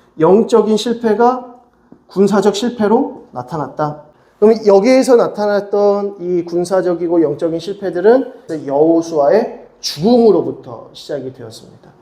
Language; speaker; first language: Korean; native; Korean